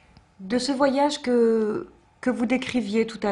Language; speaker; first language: French; native; French